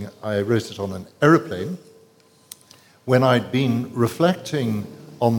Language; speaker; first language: English; native; English